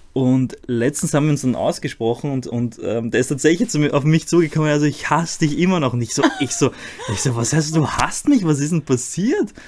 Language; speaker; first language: German; early bilingual, other home language; Croatian